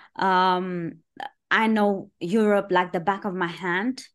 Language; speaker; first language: English; early bilingual, other home language; Persian